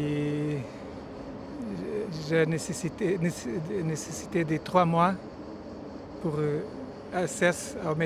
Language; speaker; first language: French; non-native, learner; Portuguese